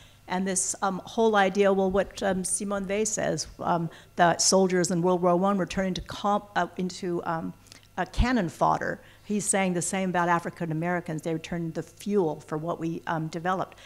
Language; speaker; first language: English; native; English